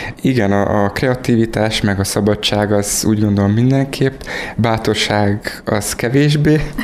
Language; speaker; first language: Hungarian; early bilingual, heritage; Hungarian